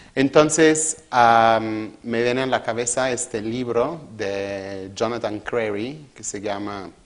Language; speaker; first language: Spanish; non-native, fluent; Italian